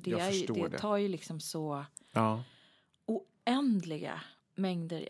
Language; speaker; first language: Swedish; native; Swedish